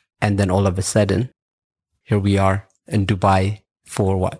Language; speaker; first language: English; early bilingual, other home language; Amharic